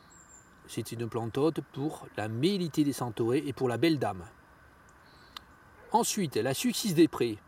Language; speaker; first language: French; native; French